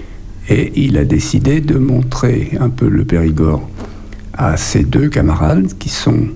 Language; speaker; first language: French; native; French